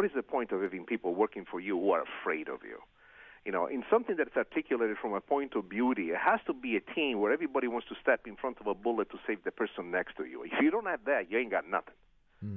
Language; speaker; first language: English; non-native, fluent; Italian